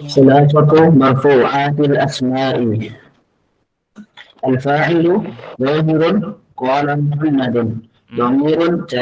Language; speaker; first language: Arabic; non-native, learner; Indonesian